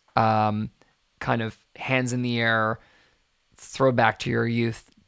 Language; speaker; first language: English; native; English